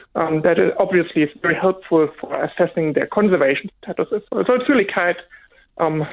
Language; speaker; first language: English; non-native, fluent; German